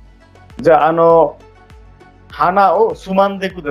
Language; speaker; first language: Japanese; non-native, fluent; Bangla